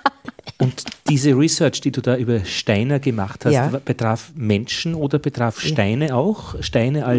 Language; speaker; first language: German; native; German